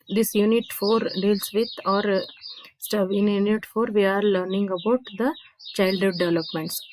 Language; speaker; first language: English; non-native, local second language; Kannada